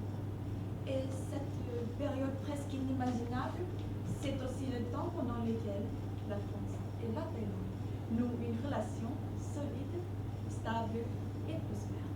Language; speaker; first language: French; non-native, fluent; Thai